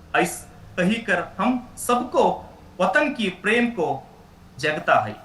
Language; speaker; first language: Hindi; non-native, local second language; Kannada